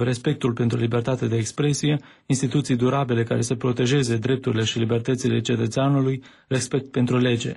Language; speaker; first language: Romanian; native; Romanian